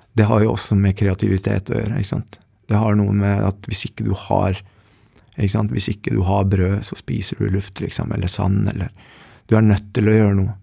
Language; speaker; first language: Norwegian; early bilingual, other home language; Spanish